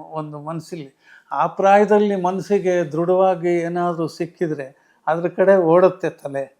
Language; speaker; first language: Kannada; native; Kannada